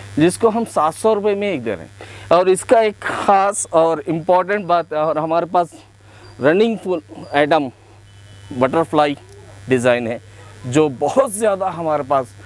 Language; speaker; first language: Hindi; non-native, local second language; Urdu